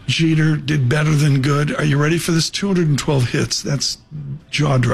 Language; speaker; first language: English; native; English